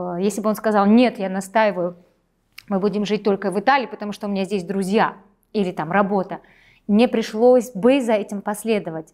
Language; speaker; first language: Russian; native; Russian